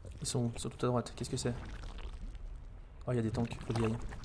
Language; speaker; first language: French; native; French